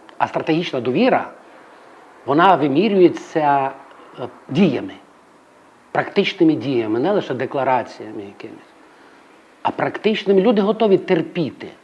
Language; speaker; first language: Ukrainian; native; Ukrainian